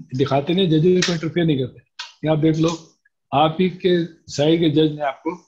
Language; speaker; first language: Hindi; native; Hindi